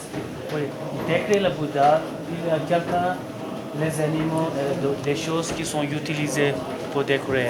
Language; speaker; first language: French; non-native, learner; Tibetan